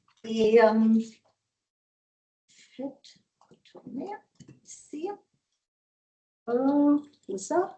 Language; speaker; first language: French; non-native, learner; German